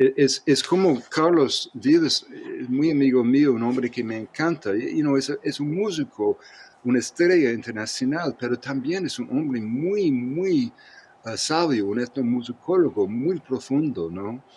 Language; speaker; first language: Spanish; non-native, fluent; English